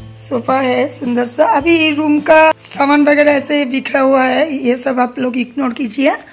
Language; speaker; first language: Hindi; non-native, local second language; Bangla